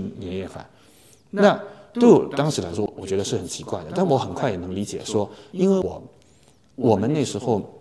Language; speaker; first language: Chinese; native; Chinese